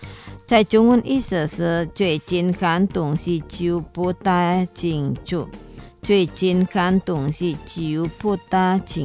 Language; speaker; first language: Chinese; non-native, learner; Indonesian